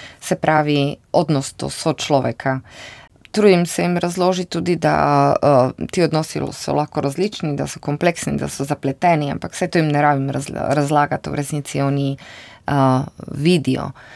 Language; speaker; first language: Slovenian; non-native, fluent; Slovak